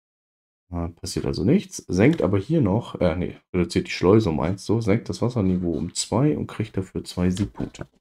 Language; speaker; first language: German; native; German